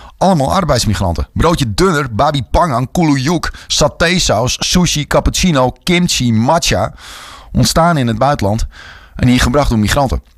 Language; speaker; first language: Dutch; native; Dutch